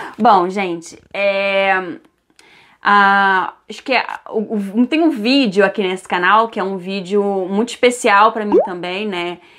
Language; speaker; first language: Portuguese; native; Portuguese